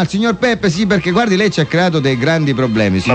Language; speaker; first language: Italian; native; Italian